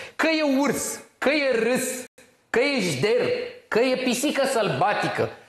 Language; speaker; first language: Romanian; native; Romanian